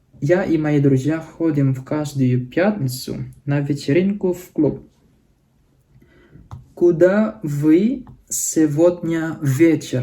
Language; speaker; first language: Russian; non-native, fluent; Indonesian